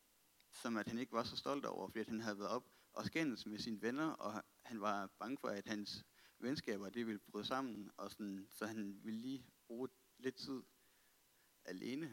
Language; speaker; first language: Danish; native; Danish